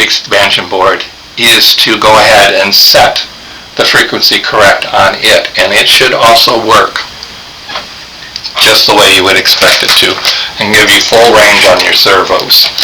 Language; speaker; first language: English; native; English